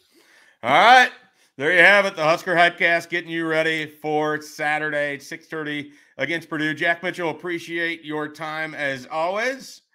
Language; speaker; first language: English; native; English